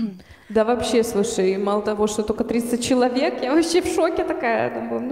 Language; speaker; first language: Russian; native; Russian